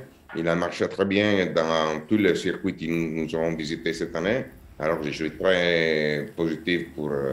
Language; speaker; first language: French; non-native, learner; Italian